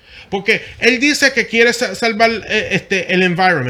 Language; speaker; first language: Spanish; native; Spanish